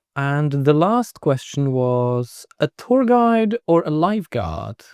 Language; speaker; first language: English; non-native, fluent; Czech